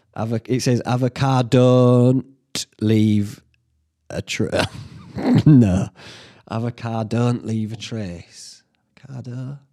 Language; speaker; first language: English; native; English